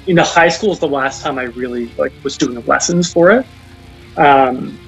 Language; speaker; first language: English; native; English